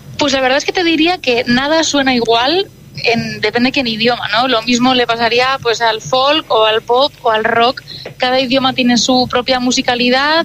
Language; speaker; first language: Spanish; non-native, local second language; Basque